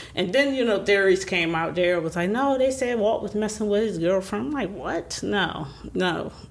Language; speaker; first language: English; native; English